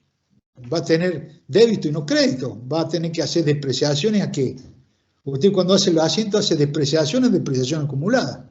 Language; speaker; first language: Spanish; native; Spanish